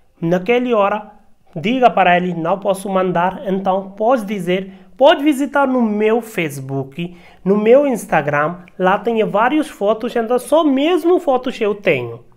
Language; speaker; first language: Portuguese; non-native, learner; Hindi